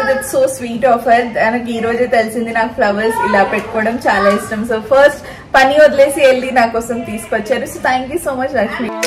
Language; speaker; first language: Telugu; non-native, local second language; Urdu